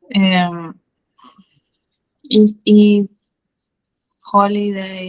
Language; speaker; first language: English; non-native, learner; Spanish